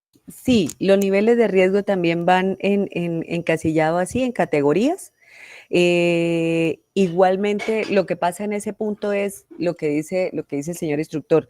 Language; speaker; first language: Spanish; native; Spanish